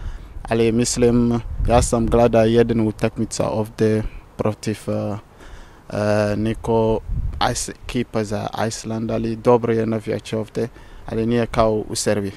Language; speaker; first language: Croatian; non-native, learner; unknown